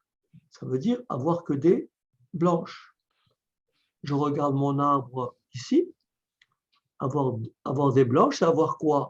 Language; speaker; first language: French; native; French